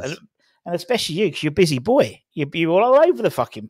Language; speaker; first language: English; native; English